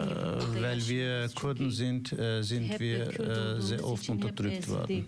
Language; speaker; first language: German; non-native, fluent; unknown